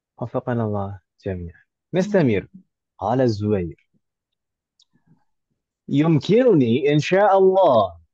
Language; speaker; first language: Arabic; non-native, fluent; Indonesian